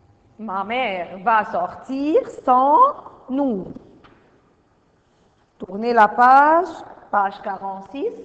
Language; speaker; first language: French; non-native, fluent; Arabic